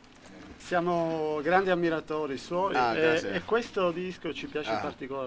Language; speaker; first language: Italian; native; Italian